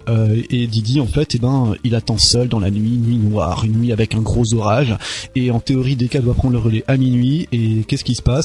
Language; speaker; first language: French; native; French